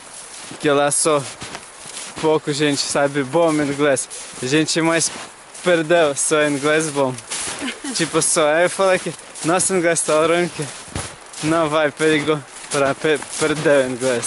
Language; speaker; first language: Portuguese; non-native, learner; Russian